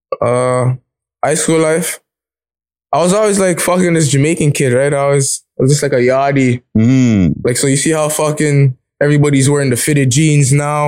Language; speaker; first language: English; native; English